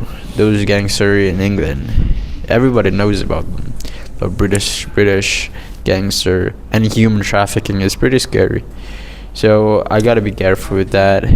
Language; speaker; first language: English; non-native, fluent; Indonesian